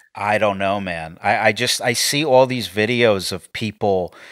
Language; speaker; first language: English; native; English